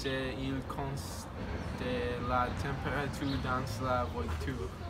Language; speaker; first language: French; non-native, learner; English